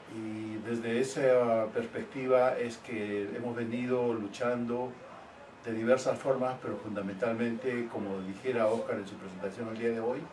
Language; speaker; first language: Spanish; native; Spanish